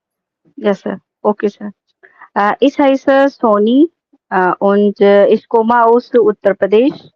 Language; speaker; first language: German; non-native, learner; Hindi